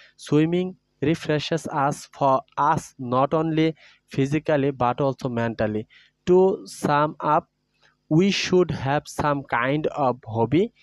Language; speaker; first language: English; non-native, local second language; Bangla